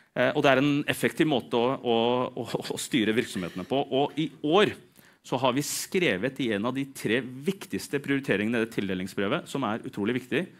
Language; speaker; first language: Norwegian; early bilingual, other home language; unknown